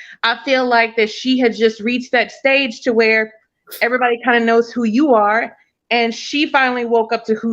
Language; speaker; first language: English; native; English